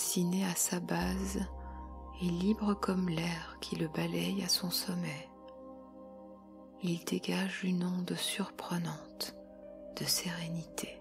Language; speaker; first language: French; native; French